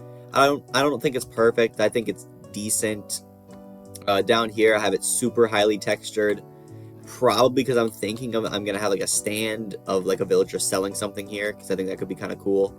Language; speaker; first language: English; native; English